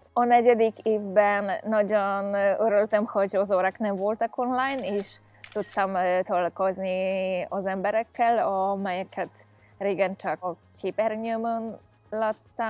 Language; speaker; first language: Hungarian; non-native, fluent; Polish